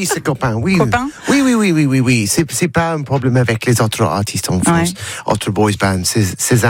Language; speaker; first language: French; non-native, learner; English